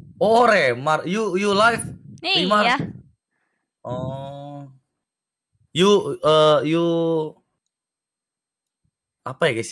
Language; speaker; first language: English; non-native, learner; Indonesian